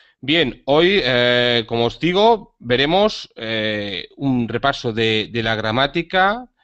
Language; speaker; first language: Spanish; native; Spanish